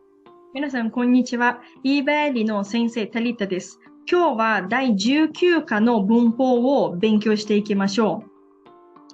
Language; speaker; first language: Japanese; non-native, fluent; Portuguese